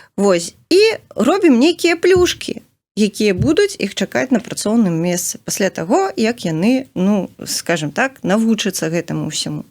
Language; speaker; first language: Belarusian; native; Belarusian